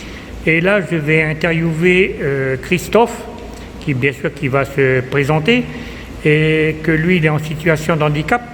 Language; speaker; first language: French; native; French